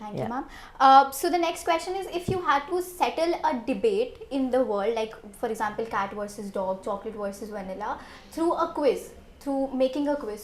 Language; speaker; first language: English; non-native, local second language; Hindi